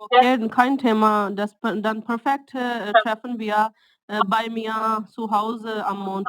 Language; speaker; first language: German; non-native, learner; Urdu